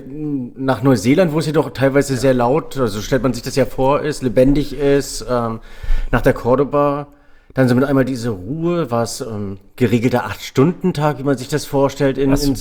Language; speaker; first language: German; native; German